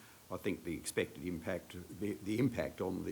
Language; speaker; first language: English; native; English